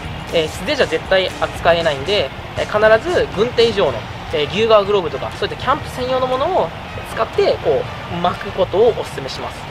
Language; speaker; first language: Japanese; native; Japanese